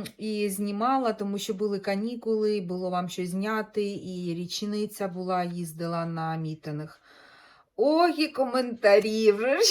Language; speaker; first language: Ukrainian; native; Ukrainian